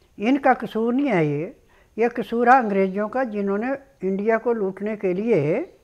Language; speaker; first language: Hindi; native; Hindi